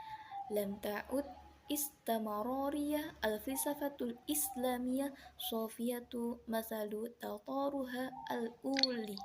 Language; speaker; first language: Arabic; non-native, learner; Indonesian